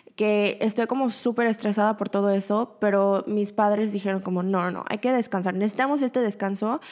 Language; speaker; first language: Spanish; early bilingual, other home language; Korean